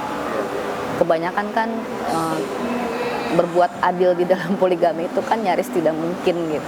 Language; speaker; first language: Indonesian; native; Indonesian